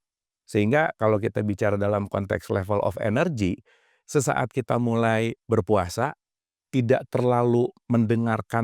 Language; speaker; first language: Indonesian; native; Indonesian